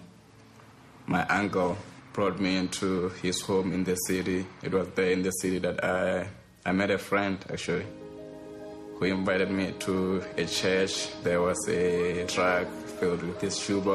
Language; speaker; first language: English; non-native, local second language; Southern Sotho